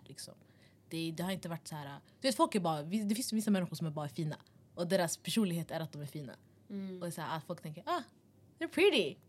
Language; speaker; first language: Swedish; early bilingual, other home language; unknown